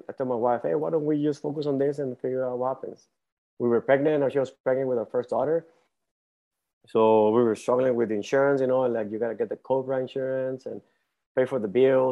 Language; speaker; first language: English; non-native, fluent; Spanish